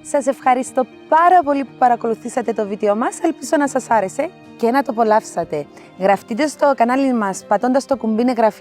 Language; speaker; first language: Greek; native; Greek